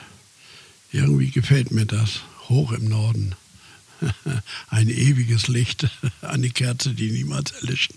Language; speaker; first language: German; native; German